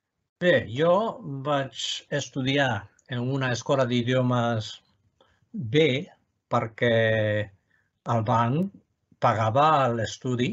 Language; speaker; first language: Catalan; non-native, fluent; Japanese